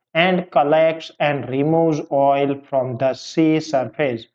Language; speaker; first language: English; non-native, local second language; Gujarati